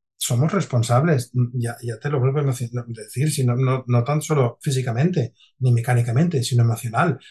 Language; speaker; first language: Spanish; non-native, local second language; Catalan